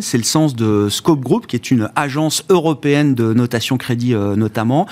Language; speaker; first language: French; native; French